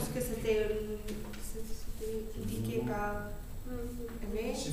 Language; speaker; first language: French; non-native, learner; English